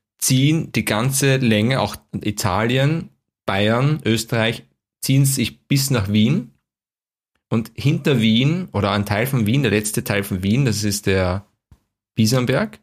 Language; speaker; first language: German; native; German